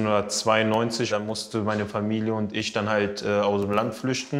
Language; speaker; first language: German; early bilingual, other home language; Portuguese